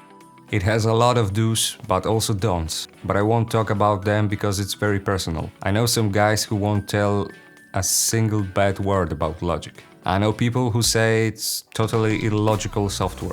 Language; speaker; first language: English; non-native, fluent; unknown